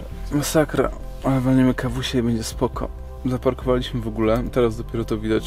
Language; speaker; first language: Polish; native; Polish